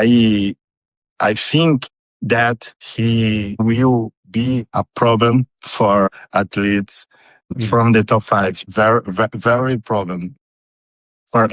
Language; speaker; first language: English; non-native, learner; Portuguese